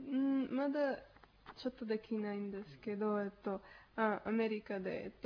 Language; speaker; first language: Japanese; non-native, learner; Spanish